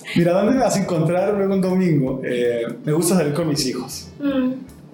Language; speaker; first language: Spanish; native; Spanish